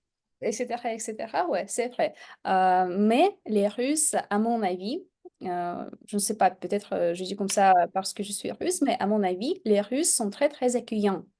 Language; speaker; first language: French; non-native, fluent; Russian